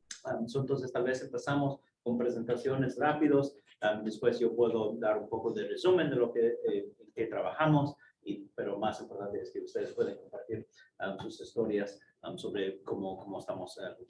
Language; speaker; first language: Spanish; non-native, fluent; English